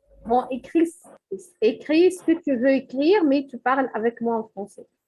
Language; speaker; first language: French; non-native, fluent; Arabic